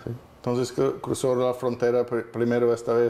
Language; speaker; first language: Spanish; non-native, fluent; English